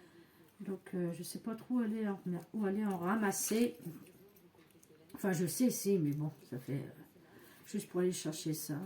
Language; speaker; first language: French; native; French